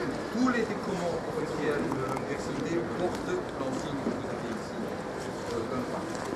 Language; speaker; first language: French; non-native, fluent; Portuguese